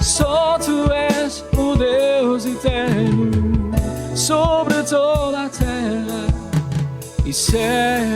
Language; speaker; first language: Portuguese; native; Portuguese